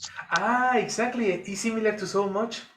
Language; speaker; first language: English; non-native, fluent; Spanish